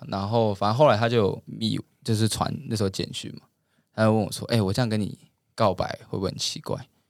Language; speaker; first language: Chinese; native; Chinese